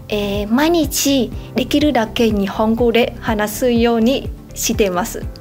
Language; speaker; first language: Japanese; non-native, fluent; Vietnamese